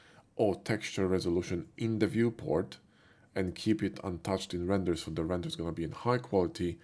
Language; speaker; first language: English; non-native, fluent; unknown